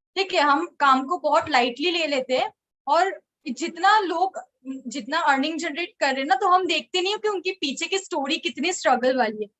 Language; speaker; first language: Hindi; non-native, local second language; Gujarati